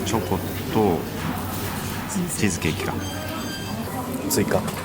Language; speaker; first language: Japanese; native; Japanese